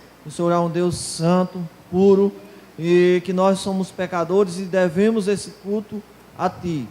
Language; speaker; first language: Portuguese; native; Portuguese